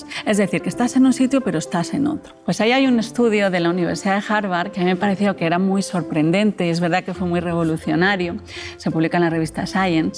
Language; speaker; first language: Spanish; native; Spanish